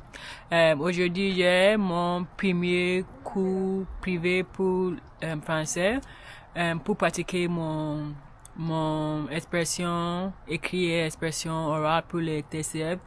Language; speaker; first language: French; non-native, learner; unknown